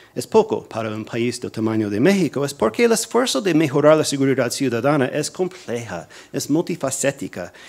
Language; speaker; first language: Spanish; non-native, fluent; English